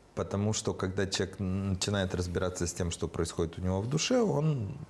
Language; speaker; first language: Russian; native; Russian